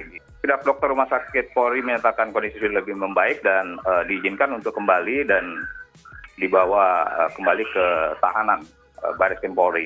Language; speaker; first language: Indonesian; native; Indonesian